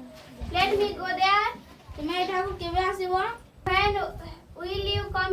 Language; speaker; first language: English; non-native, local second language; Odia